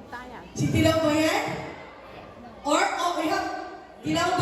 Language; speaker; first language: Filipino; native; Filipino